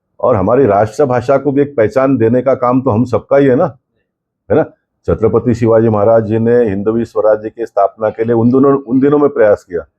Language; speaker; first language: Hindi; non-native, local second language; Kannada